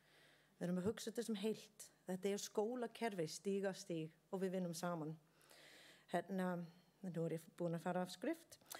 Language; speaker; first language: Icelandic; non-native, learner; English